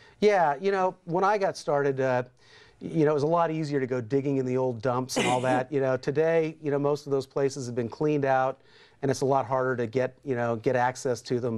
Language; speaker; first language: English; native; English